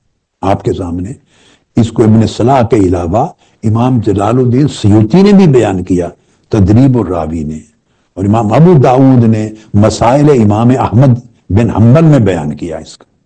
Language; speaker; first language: Urdu; native; Urdu